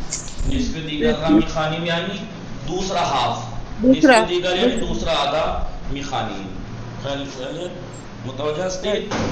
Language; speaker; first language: Persian; non-native, fluent; Urdu